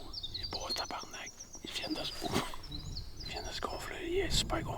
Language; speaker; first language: French; native; French